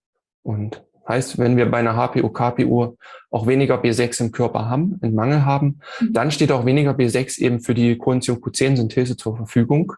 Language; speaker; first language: German; native; German